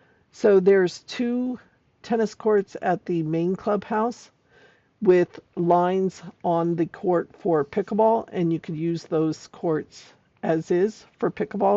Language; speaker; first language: English; native; English